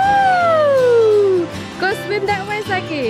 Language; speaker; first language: English; non-native, fluent; Indonesian